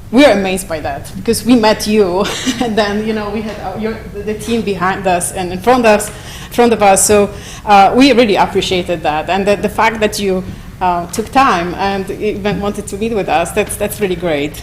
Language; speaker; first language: English; non-native, fluent; Polish